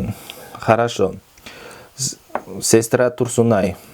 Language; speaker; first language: Russian; non-native, local second language; Kyrgyz